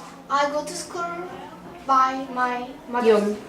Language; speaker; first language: English; non-native, learner; Korean